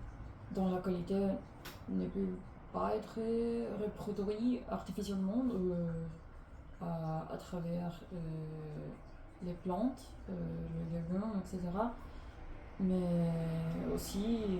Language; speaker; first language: French; non-native, learner; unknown